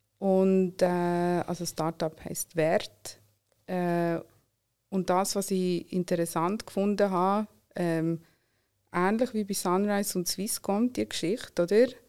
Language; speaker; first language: German; early bilingual, other home language; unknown